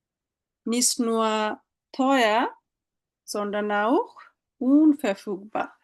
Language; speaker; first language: German; non-native, fluent; Bangla